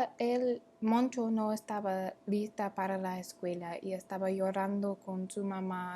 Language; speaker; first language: Spanish; non-native, learner; English